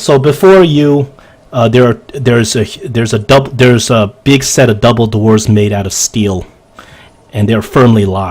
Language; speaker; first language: English; native; English